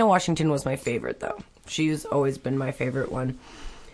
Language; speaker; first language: English; native; English